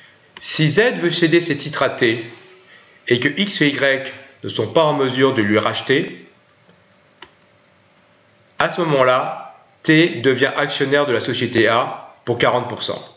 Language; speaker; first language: French; native; French